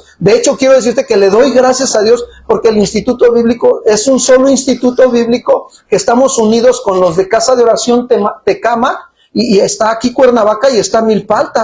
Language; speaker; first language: Spanish; native; Spanish